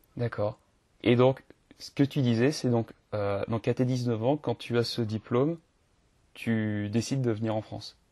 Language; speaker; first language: French; native; French